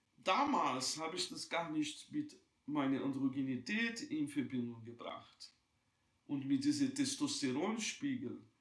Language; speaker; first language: German; non-native, fluent; Portuguese